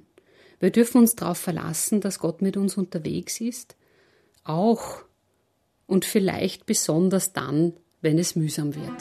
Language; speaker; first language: German; native; German